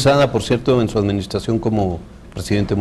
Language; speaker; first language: Spanish; native; Spanish